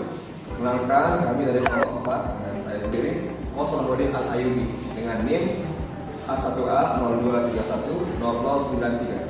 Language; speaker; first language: Indonesian; native; Indonesian